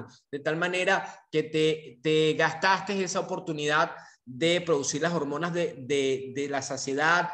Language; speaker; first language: Spanish; native; Spanish